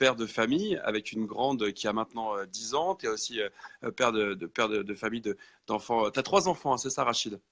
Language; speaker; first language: French; native; French